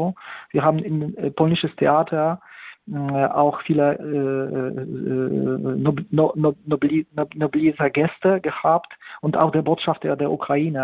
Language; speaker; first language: German; non-native, fluent; Polish